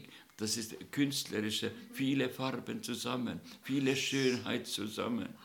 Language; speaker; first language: German; non-native, learner; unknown